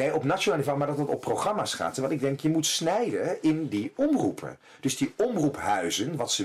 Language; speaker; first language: Dutch; native; Dutch